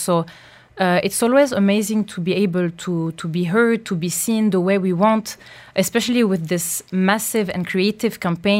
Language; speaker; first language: English; non-native, fluent; French